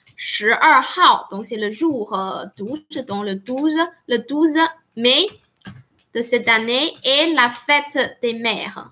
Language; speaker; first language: French; non-native, fluent; Chinese